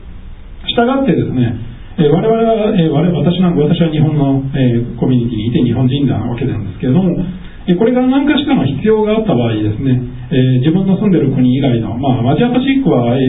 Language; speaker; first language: Japanese; native; Japanese